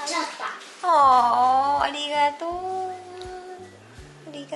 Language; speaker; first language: Japanese; native; Japanese